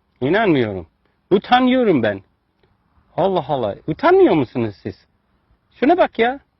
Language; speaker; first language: Turkish; non-native, fluent; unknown